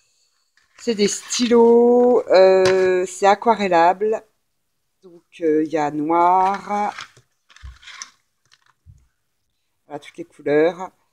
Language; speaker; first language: French; native; French